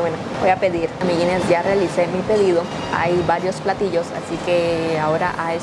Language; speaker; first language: Spanish; native; Spanish